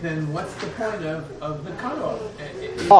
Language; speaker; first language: English; native; English